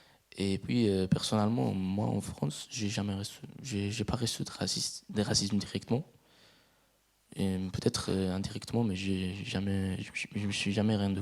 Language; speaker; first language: French; non-native, fluent; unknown